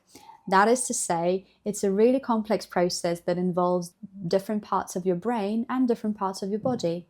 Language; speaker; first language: English; non-native, fluent; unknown